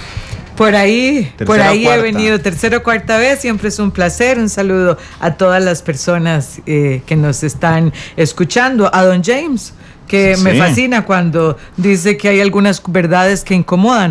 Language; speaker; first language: Spanish; native; Spanish